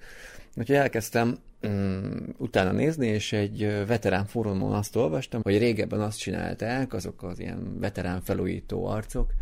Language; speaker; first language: Hungarian; native; Hungarian